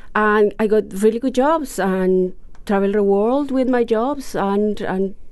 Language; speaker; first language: English; non-native, fluent; Spanish